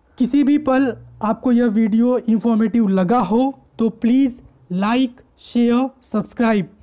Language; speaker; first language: Hindi; native; Hindi